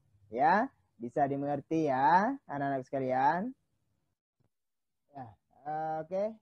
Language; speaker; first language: Indonesian; native; Indonesian